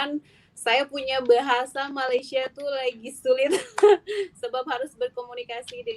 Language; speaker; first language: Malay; non-native, learner; Indonesian